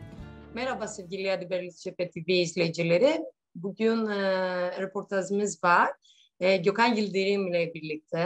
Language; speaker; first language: Turkish; non-native, learner; Greek